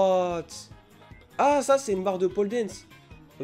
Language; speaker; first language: French; native; French